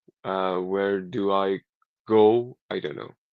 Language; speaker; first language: English; non-native, learner; Persian